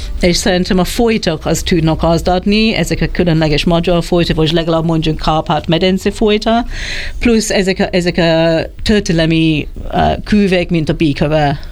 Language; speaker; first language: Hungarian; non-native, fluent; English